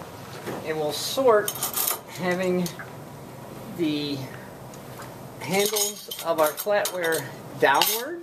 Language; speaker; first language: English; native; English